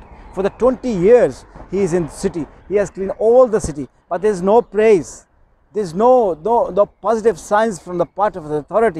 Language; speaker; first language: English; non-native, learner; Urdu